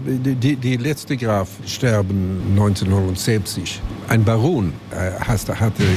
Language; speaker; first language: German; non-native, learner; Swedish